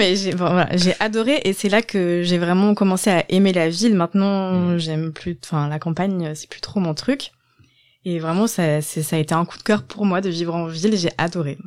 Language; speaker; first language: French; native; French